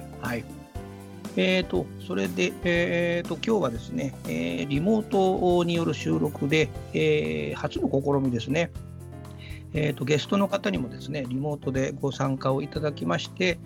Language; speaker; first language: Japanese; native; Japanese